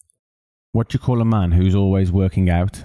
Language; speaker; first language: English; native; English